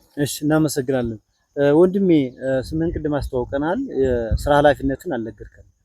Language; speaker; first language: Amharic; native; Amharic